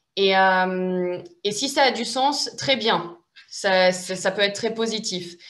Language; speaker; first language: French; native; French